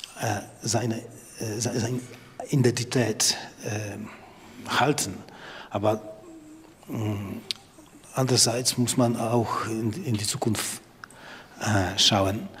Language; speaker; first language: German; non-native, learner; Polish